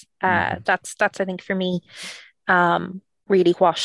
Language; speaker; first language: English; native; English